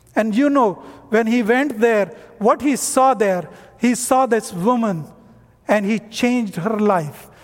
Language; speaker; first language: English; non-native, local second language; Hindi